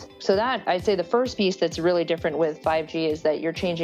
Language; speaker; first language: English; early bilingual, other home language; Portuguese